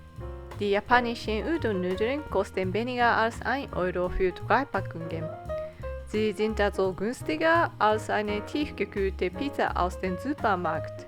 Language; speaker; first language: German; non-native, fluent; Japanese